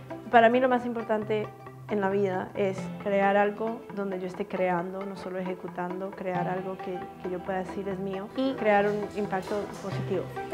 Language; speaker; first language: Spanish; early bilingual, heritage; Spanish